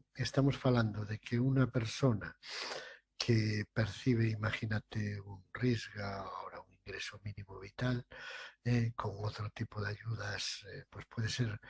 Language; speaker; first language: Spanish; non-native, local second language; Galician